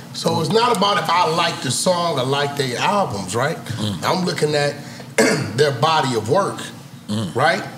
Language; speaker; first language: English; native; English